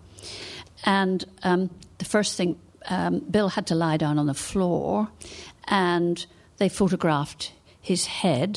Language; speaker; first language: English; native; English